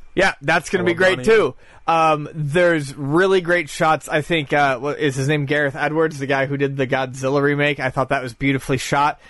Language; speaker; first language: English; native; English